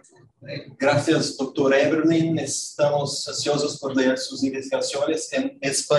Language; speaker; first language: Spanish; non-native, fluent; Portuguese